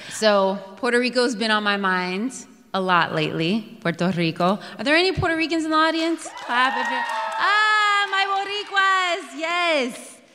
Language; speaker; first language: English; native; English